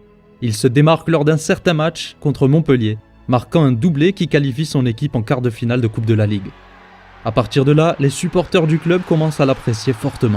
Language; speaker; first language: French; native; French